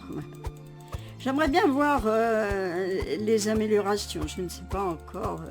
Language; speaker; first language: French; native; French